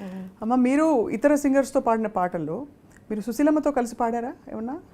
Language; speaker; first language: Telugu; native; Telugu